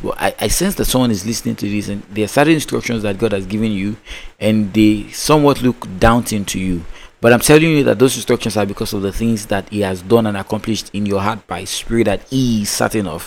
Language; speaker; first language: English; non-native, local second language; Yoruba